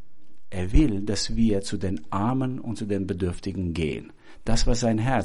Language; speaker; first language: German; non-native, fluent; Albanian